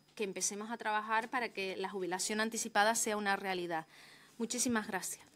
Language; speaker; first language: Spanish; native; Spanish